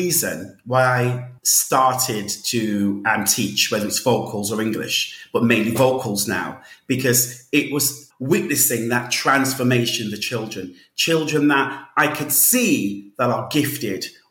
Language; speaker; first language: English; native; English